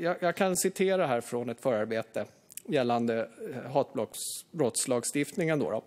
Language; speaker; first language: Swedish; native; Swedish